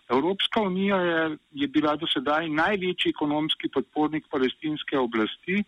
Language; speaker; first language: Slovenian; native; Slovenian